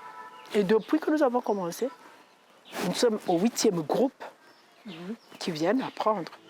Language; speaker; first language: French; non-native, local second language; Rundi